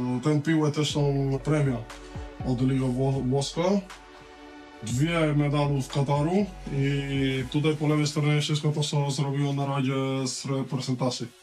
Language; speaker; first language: Polish; non-native, learner; Spanish